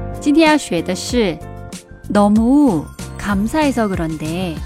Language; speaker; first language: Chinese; non-native, fluent; Korean